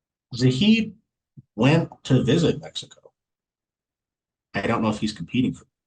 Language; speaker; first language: English; native; English